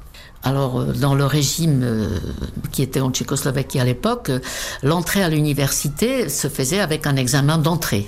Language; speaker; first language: French; non-native, fluent; Czech